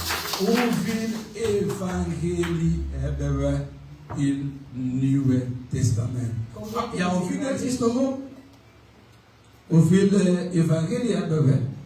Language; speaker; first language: Dutch; non-native, learner; French